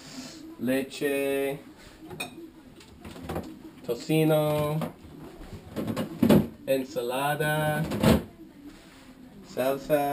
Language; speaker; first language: Spanish; non-native, learner; English